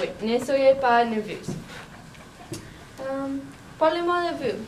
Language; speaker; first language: French; non-native, learner; English